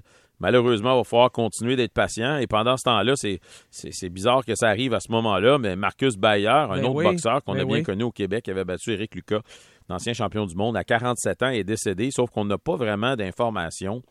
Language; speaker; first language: French; native; French